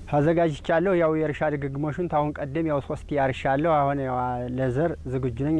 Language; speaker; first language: Amharic; native; Amharic